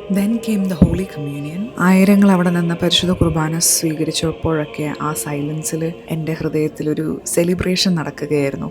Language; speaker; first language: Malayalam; early bilingual, heritage; Malayalam